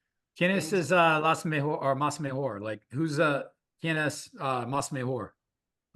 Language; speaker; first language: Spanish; non-native, learner; English